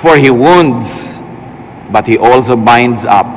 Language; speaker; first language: English; non-native, local second language; Filipino